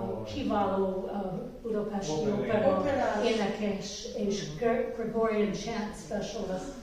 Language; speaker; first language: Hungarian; early bilingual, heritage; Hungarian